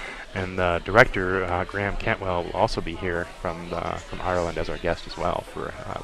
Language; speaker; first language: English; native; English